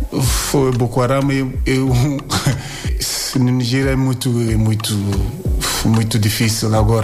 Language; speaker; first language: Portuguese; non-native, learner; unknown